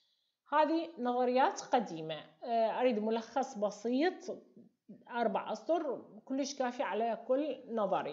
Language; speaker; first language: Arabic; native; Arabic